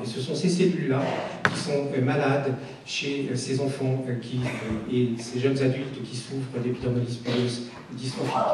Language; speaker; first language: French; native; French